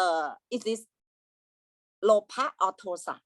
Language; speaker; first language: English; non-native, learner; Thai